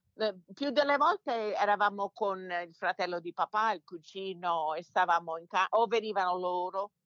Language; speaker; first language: Italian; early bilingual, heritage; Italian